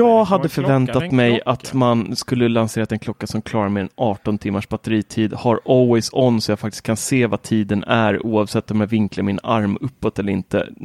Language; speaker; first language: Swedish; native; Swedish